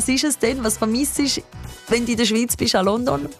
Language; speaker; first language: German; native; German